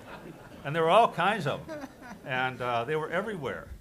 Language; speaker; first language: English; native; English